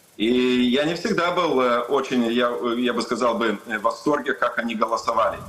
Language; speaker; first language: Russian; non-native, local second language; Lithuanian